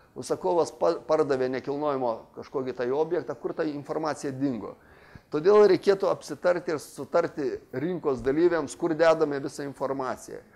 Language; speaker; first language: Lithuanian; native; Lithuanian